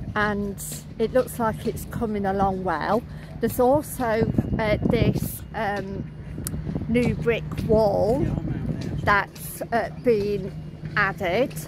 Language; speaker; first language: English; native; English